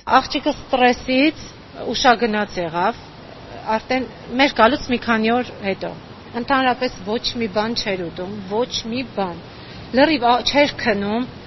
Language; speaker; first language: Armenian; native; Armenian